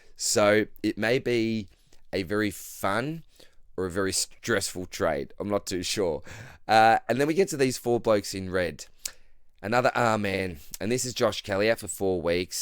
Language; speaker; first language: English; native; English